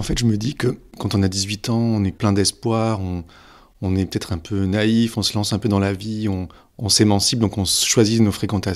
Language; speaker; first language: French; native; French